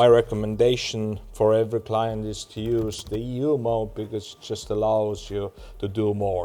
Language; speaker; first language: English; non-native, fluent; Estonian